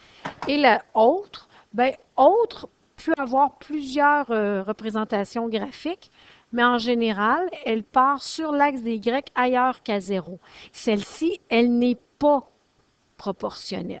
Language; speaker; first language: French; native; French